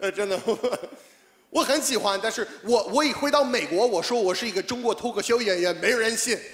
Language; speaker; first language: Chinese; non-native, fluent; English